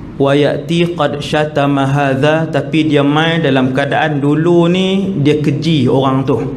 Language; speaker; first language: Malay; native; Malay